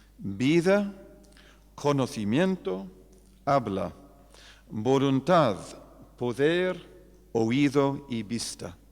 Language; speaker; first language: Spanish; non-native, fluent; English